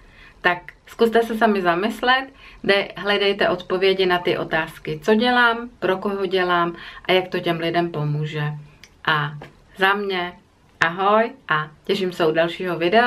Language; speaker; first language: Czech; native; Czech